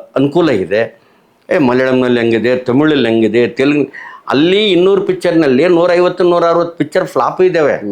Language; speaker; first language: Kannada; native; Kannada